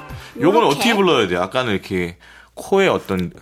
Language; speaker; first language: Korean; native; Korean